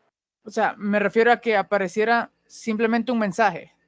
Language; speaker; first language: Spanish; native; Spanish